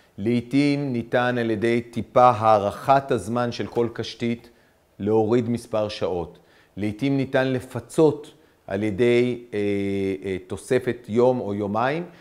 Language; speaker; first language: Hebrew; native; Hebrew